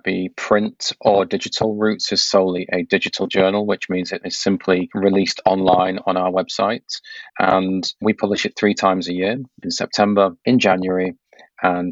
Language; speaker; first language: English; native; English